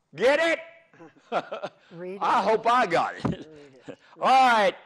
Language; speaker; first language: English; native; English